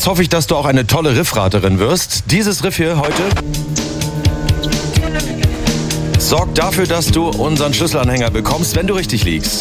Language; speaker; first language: German; native; German